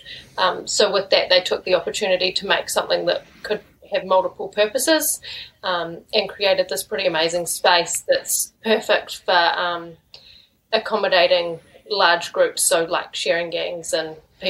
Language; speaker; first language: English; native; English